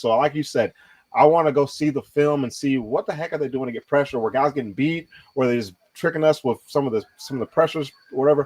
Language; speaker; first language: English; native; English